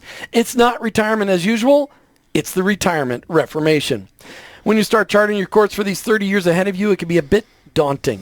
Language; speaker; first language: English; native; English